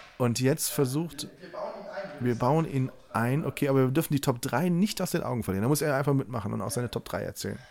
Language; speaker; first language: German; native; German